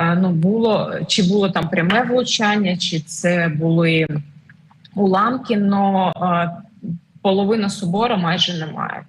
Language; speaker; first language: Ukrainian; non-native, local second language; Russian